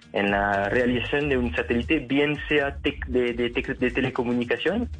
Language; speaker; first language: Spanish; non-native, fluent; French